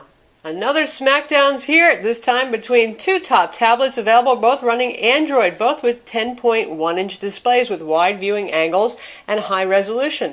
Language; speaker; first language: English; native; English